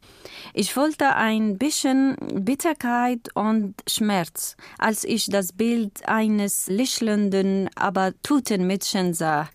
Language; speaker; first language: German; non-native, learner; Kurdish